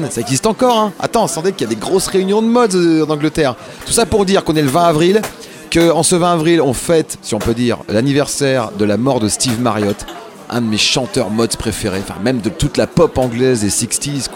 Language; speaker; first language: French; native; French